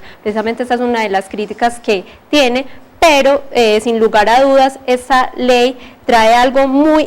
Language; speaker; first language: Spanish; native; Spanish